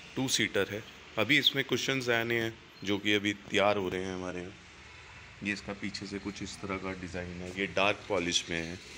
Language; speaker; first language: Hindi; native; Hindi